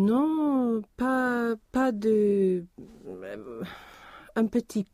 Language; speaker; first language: French; non-native, learner; Swedish